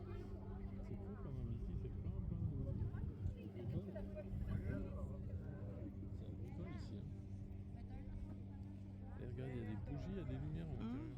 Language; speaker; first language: French; native; French